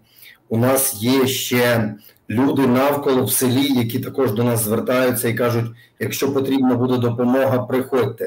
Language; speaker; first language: Ukrainian; native; Ukrainian